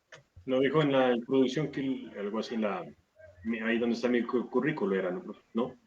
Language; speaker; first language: Spanish; native; Spanish